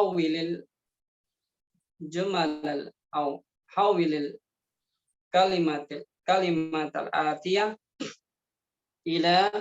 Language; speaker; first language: Arabic; non-native, fluent; Indonesian